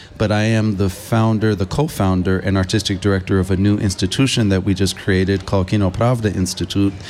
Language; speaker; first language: English; native; English